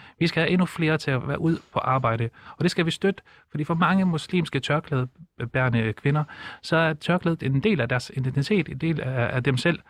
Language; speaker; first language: Danish; early bilingual, other home language; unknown